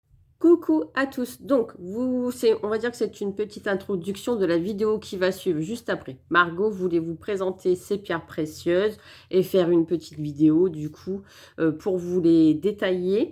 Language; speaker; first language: French; native; French